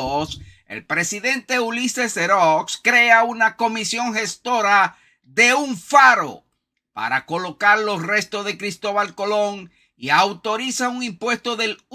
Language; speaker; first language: Spanish; native; Spanish